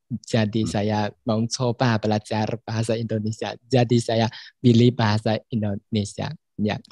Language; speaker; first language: Indonesian; non-native, learner; Chinese